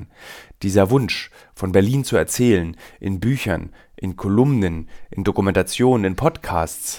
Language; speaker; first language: German; native; German